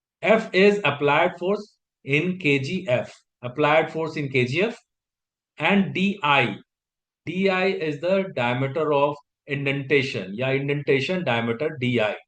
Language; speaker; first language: English; non-native, local second language; Hindi